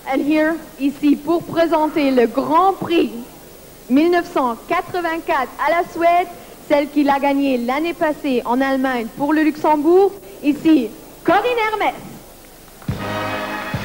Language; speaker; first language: French; non-native, local second language; Luxembourgish